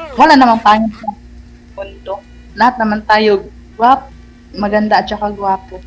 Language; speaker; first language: Filipino; non-native, local second language; Cebuano